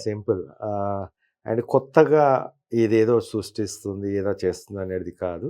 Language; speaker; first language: Telugu; native; Telugu